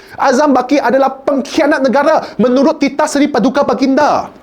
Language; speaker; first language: Malay; native; Malay